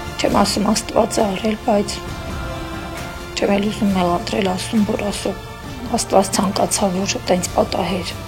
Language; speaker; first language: Armenian; native; Armenian